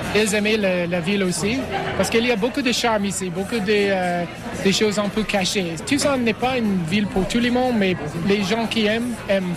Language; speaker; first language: French; non-native, fluent; English